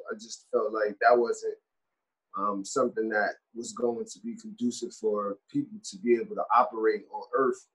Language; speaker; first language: English; native; English